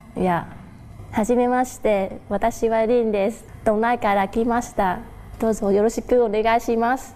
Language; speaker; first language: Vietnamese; non-native, local second language; Chinese